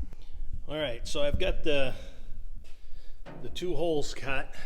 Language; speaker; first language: English; native; English